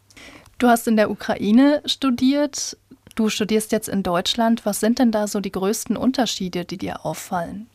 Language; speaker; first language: German; native; German